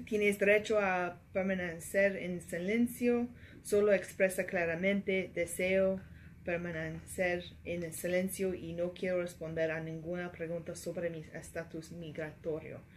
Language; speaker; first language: Spanish; non-native, learner; English